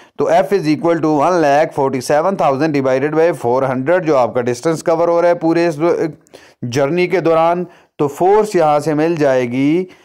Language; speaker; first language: Urdu; non-native, local second language; Punjabi